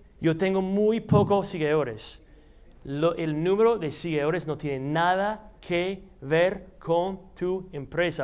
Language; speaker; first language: Spanish; non-native, fluent; English